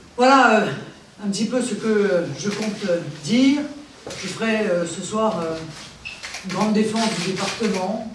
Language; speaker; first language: French; native; French